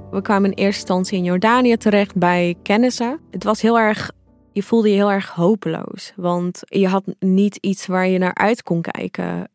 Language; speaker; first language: Dutch; early bilingual, other home language; Arabic